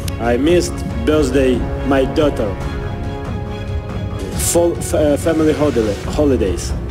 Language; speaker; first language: English; non-native, learner; Ukrainian